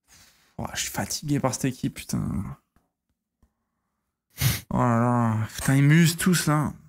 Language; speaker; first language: French; native; French